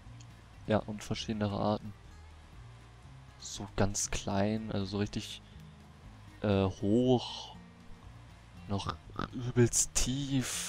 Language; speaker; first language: German; native; German